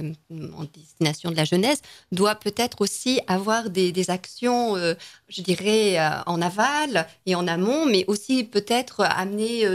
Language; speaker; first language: French; native; French